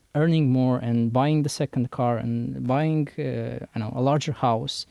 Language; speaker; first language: English; non-native, fluent; Persian